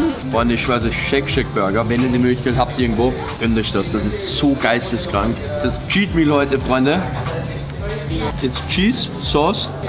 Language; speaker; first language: German; native; German